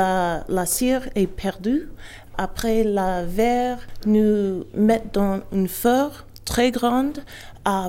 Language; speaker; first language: French; non-native, learner; English